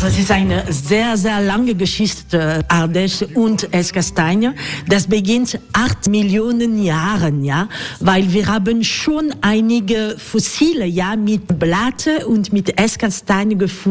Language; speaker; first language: German; non-native, learner; French